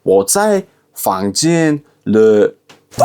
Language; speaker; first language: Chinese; non-native, learner; English